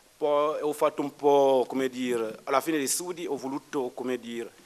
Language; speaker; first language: Italian; non-native, fluent; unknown